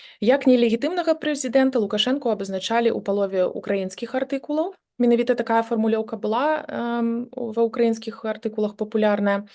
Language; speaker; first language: Belarusian; native; Belarusian